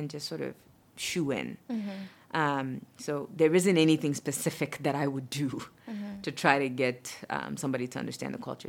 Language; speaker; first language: English; non-native, fluent; French